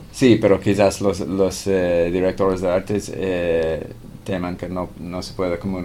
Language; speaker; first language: Spanish; non-native, fluent; English